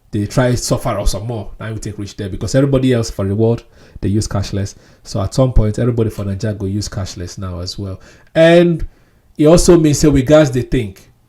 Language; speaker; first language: Nigerian Pidgin; non-native, local second language; Yoruba